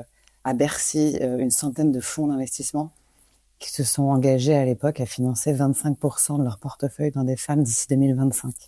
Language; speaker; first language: French; native; French